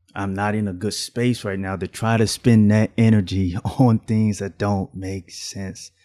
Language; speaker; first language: English; native; English